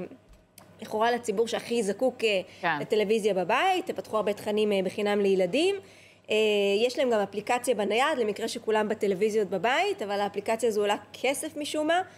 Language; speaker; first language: Hebrew; native; Hebrew